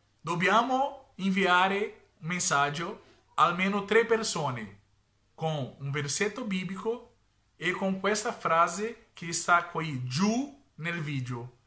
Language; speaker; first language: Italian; non-native, learner; Portuguese